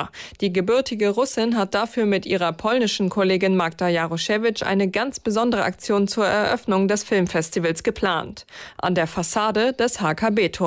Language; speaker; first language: German; native; German